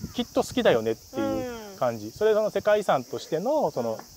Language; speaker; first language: Japanese; native; Japanese